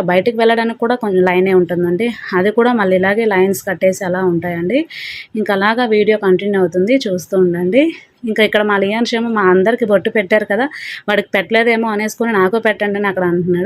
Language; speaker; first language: Telugu; native; Telugu